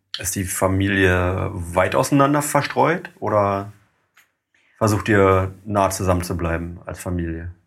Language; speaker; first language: German; native; German